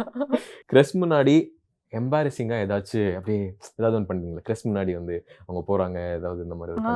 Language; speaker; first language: Tamil; native; Tamil